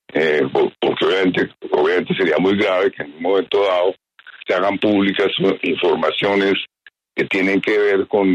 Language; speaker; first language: Spanish; native; Spanish